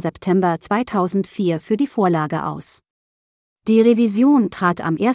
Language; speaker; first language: German; native; German